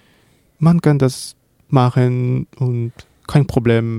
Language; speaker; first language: German; non-native, learner; Spanish